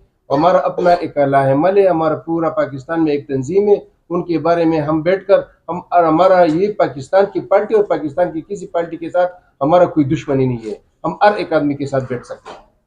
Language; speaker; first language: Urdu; non-native, local second language; Pashto